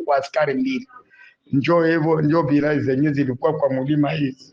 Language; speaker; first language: Swahili; native; Swahili